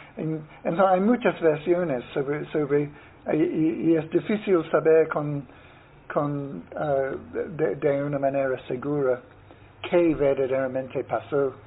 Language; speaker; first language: Spanish; non-native, fluent; English